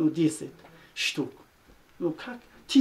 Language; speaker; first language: Russian; non-native, local second language; Uzbek